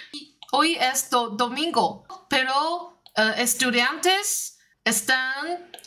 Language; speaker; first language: Spanish; non-native, learner; Chinese